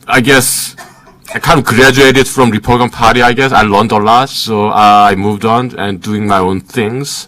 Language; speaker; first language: English; early bilingual, other home language; Korean